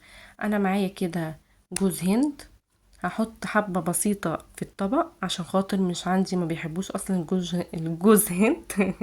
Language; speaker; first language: Arabic; native; Arabic